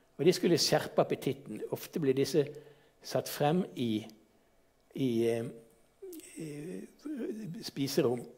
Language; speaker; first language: Norwegian; native; Norwegian